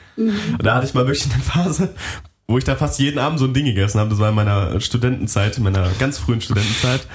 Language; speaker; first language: German; native; German